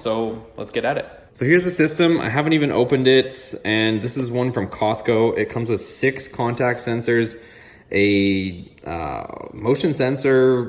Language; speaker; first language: English; native; English